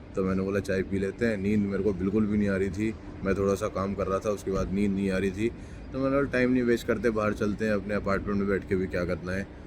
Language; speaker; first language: Hindi; native; Hindi